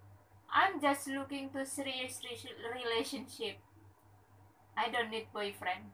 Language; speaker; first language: English; non-native, learner; Indonesian